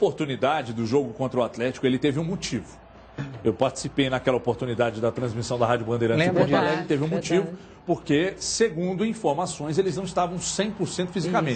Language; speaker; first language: Portuguese; native; Portuguese